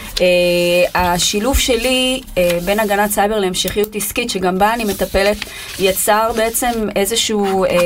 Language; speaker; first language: Hebrew; native; Hebrew